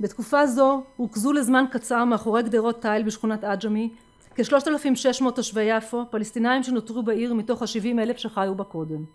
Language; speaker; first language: Hebrew; native; Hebrew